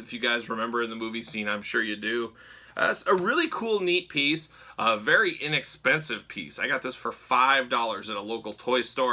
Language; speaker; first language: English; native; English